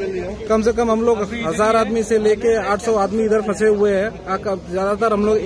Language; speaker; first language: Hindi; native; Hindi